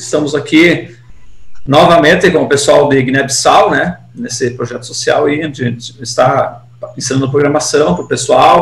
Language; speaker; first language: Portuguese; native; Portuguese